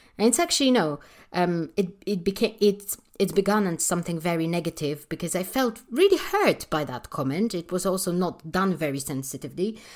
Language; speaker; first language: English; non-native, fluent; Polish